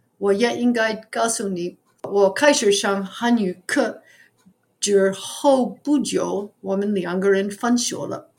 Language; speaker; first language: Chinese; non-native, fluent; English